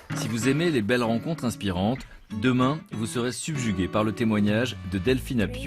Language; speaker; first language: French; native; French